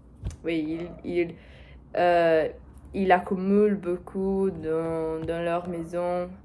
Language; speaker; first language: French; non-native, learner; Portuguese